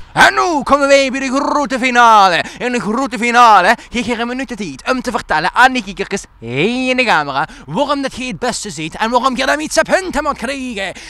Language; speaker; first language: Dutch; native; Dutch